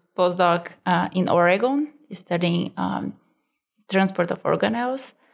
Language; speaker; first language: English; non-native, fluent; Portuguese